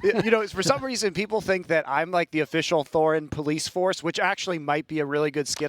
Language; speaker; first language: English; native; English